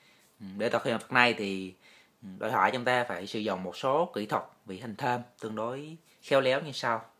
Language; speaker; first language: Vietnamese; native; Vietnamese